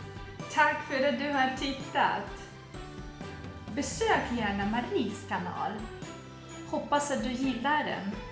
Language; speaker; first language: Swedish; non-native, fluent; Russian